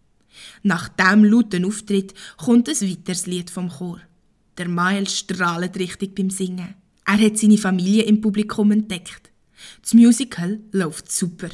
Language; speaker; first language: German; native; German